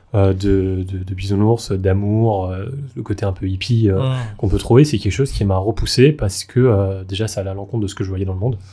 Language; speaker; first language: French; native; French